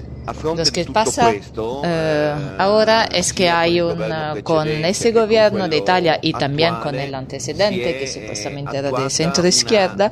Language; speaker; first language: Spanish; non-native, fluent; Italian